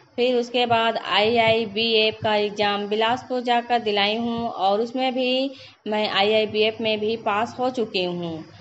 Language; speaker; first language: Hindi; native; Hindi